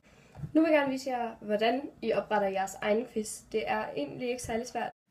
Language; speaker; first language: Danish; native; Danish